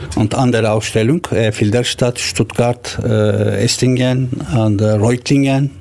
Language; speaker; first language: German; non-native, learner; Turkish